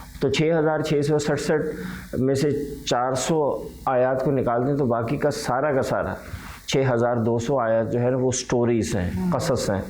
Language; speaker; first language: Urdu; early bilingual, heritage; Urdu